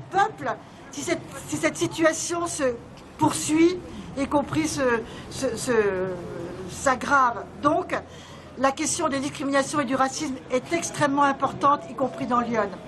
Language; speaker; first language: French; native; French